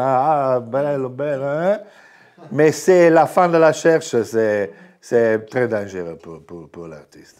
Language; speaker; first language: French; non-native, fluent; Italian